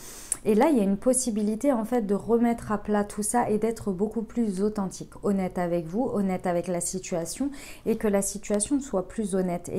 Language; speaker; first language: French; native; French